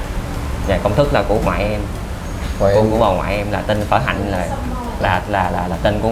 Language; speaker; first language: Vietnamese; native; Vietnamese